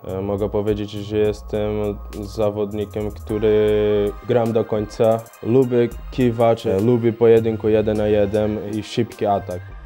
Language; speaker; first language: Polish; non-native, fluent; Portuguese